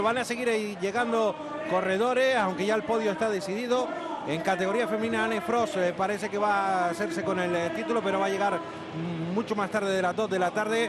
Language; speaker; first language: Spanish; native; Spanish